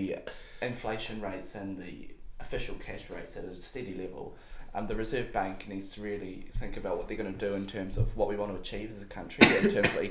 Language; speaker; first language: English; native; English